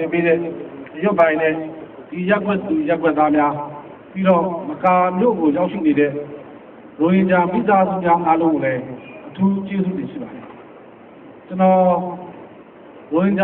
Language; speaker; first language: Burmese; non-native, local second language; Rohingya